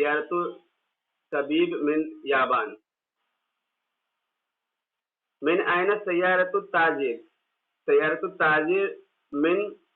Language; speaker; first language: Arabic; non-native, fluent; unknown